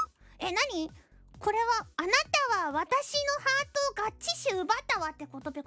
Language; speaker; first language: Japanese; native; Japanese